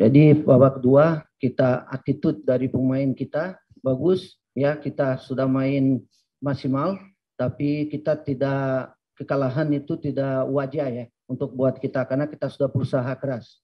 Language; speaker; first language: Indonesian; non-native, fluent; Portuguese